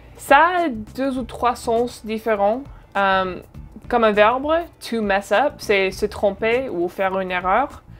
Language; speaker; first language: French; non-native, fluent; English